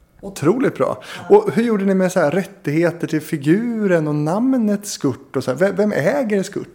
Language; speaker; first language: Swedish; native; Swedish